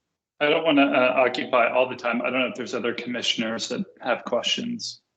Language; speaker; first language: English; native; English